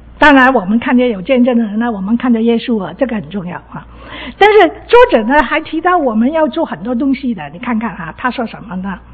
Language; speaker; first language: Chinese; non-native, local second language; Cantonese